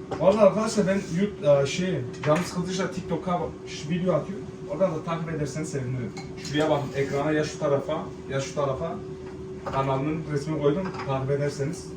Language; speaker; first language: Turkish; early bilingual, heritage; Turkish